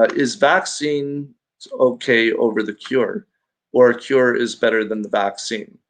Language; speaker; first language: English; non-native, local second language; Filipino